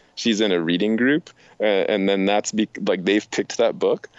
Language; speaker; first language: English; native; English